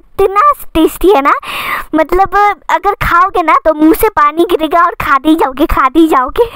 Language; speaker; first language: Hindi; non-native, local second language; Bangla